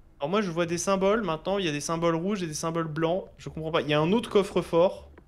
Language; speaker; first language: French; native; French